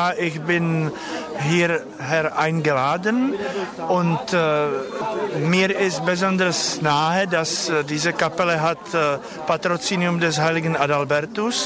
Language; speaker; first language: German; non-native, learner; Czech